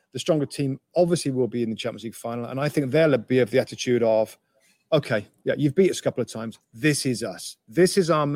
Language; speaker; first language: English; native; English